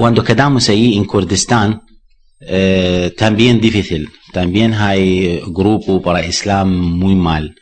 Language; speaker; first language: Spanish; non-native, learner; Arabic